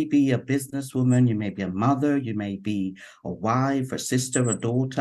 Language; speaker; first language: English; non-native, local second language; Yoruba